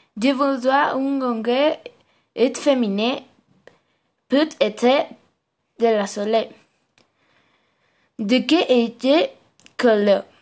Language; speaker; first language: French; non-native, learner; Spanish